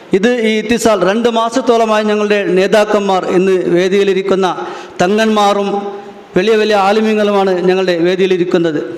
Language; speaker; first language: Malayalam; non-native, local second language; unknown